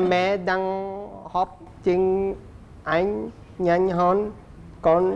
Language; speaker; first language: Vietnamese; non-native, learner; Italian